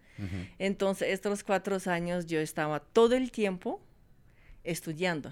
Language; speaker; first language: Spanish; non-native, fluent; Russian